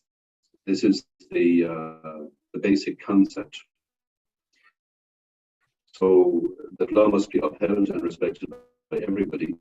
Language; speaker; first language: English; non-native, fluent; Irish